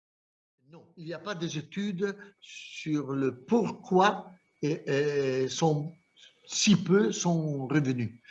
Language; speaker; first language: French; non-native, fluent; Italian